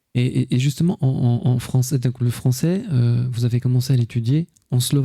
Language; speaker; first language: French; native; French